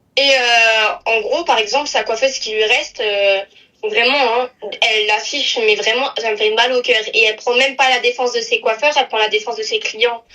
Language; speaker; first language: French; native; French